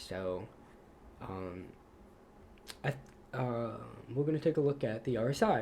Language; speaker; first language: English; native; English